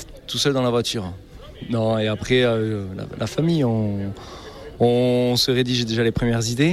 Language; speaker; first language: French; native; French